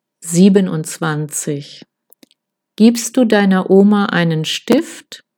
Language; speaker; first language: German; non-native, fluent; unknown